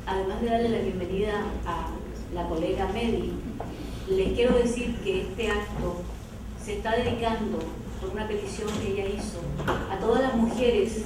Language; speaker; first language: Spanish; native; Spanish